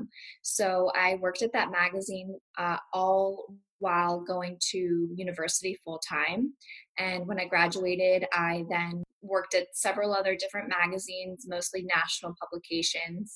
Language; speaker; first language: English; native; English